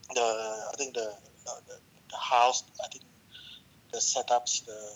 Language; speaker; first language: English; non-native, local second language; Malay